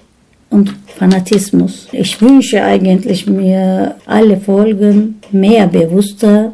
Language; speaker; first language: German; non-native, learner; Turkish